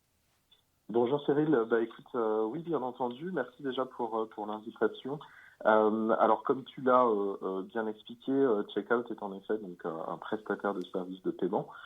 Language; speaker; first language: French; native; French